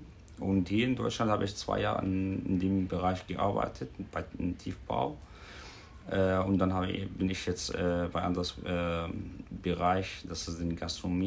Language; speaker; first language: German; non-native, learner; Arabic